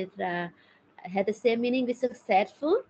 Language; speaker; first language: English; non-native, learner; Thai